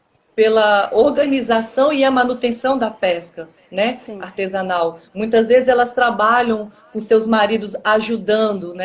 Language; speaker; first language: Portuguese; native; Portuguese